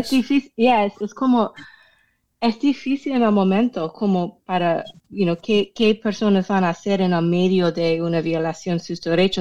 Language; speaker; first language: Spanish; non-native, fluent; English